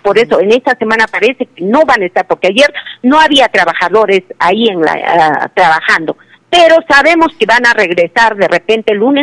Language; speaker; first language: Spanish; native; Spanish